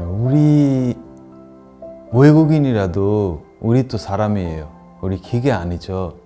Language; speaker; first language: Korean; non-native, learner; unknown